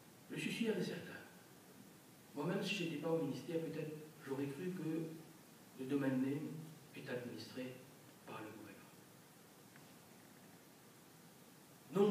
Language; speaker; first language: French; non-native, local second language; Morisyen